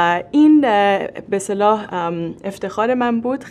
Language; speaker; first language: Persian; native; Persian